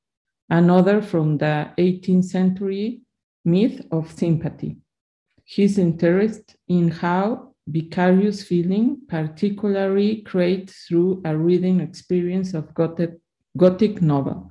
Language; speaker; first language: English; non-native, learner; Spanish